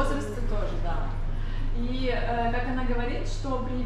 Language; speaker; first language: Russian; native; Russian